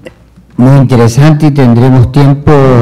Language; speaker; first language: Spanish; native; Spanish